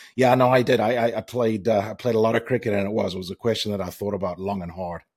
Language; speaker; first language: English; native; English